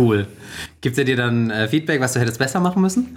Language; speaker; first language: German; native; German